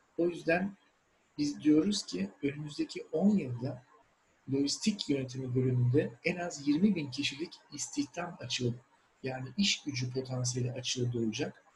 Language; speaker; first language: Turkish; native; Turkish